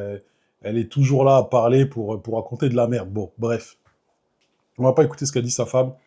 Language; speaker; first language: French; native; French